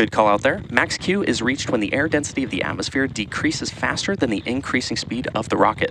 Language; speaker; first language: English; native; English